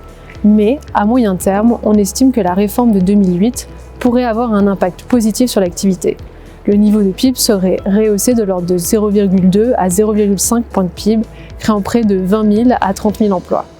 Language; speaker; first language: French; native; French